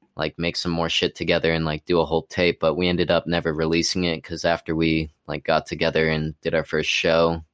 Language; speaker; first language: English; native; English